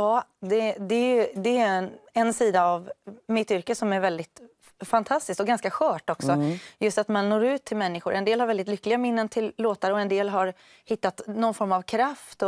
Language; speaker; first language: Swedish; native; Swedish